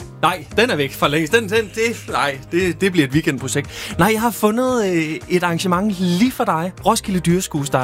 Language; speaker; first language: Danish; native; Danish